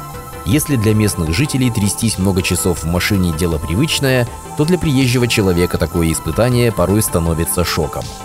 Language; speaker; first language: Russian; native; Russian